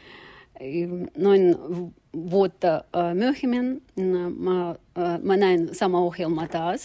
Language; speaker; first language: Finnish; non-native, learner; Russian